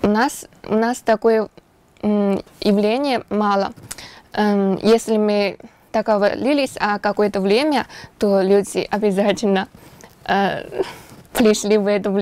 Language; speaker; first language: Russian; non-native, learner; Chinese